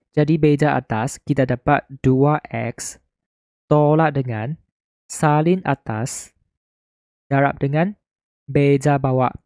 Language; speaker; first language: Malay; non-native, local second language; Chinese